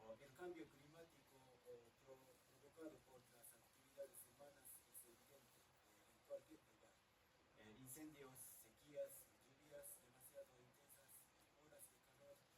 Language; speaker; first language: Spanish; non-native, fluent; Japanese